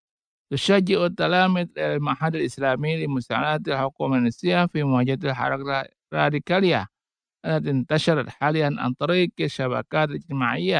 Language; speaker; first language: Arabic; non-native, fluent; Indonesian